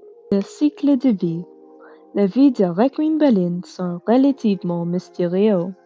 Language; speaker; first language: French; non-native, learner; English